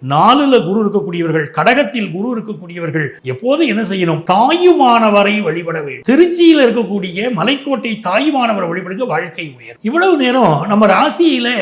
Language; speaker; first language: Tamil; native; Tamil